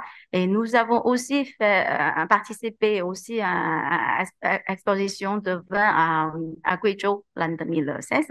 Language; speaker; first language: French; non-native, learner; Chinese